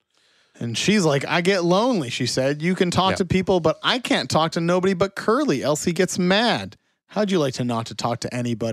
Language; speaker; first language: English; native; English